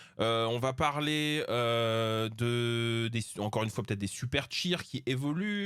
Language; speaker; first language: French; native; French